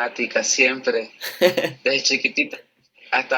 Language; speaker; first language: Spanish; native; Spanish